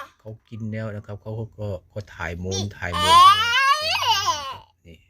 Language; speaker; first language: Thai; native; Thai